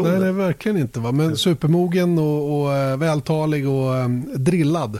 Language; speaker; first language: Swedish; native; Swedish